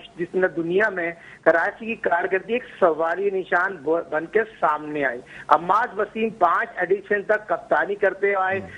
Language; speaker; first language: Urdu; native; Urdu